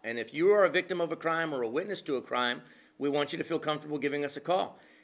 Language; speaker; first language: English; early bilingual, other home language; Spanish